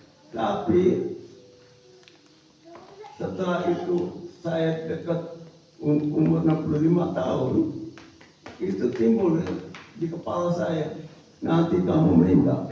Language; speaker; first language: Indonesian; non-native, fluent; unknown